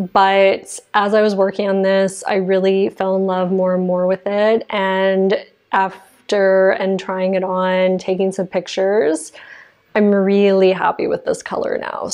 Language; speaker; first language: English; native; English